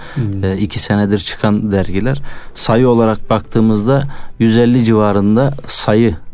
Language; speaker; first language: Turkish; native; Turkish